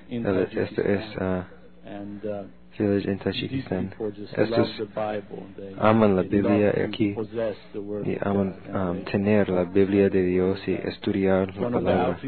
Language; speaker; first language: Spanish; non-native, learner; English